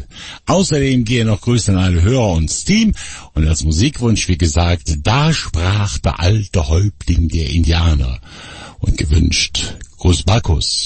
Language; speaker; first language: German; native; German